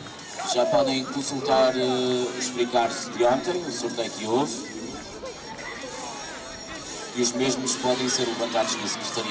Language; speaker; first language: Portuguese; native; Portuguese